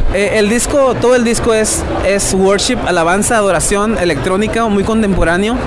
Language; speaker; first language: Spanish; native; Spanish